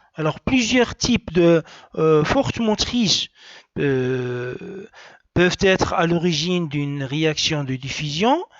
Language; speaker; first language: French; non-native, local second language; Arabic